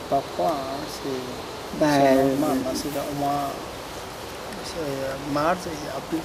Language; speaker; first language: French; non-native, learner; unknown